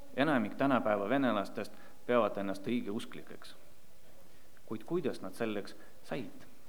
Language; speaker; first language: Estonian; non-native, local second language; Russian